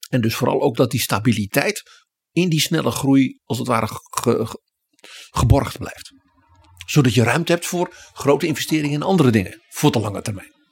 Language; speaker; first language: Dutch; native; Dutch